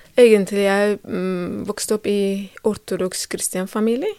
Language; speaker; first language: Norwegian; non-native, learner; Tigrinya